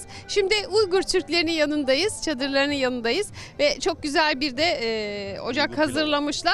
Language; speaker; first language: Turkish; native; Turkish